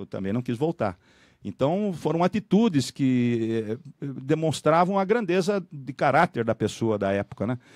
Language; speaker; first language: Portuguese; native; Portuguese